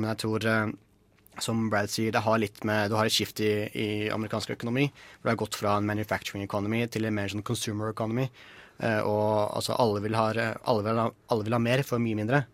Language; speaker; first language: Norwegian; native; Norwegian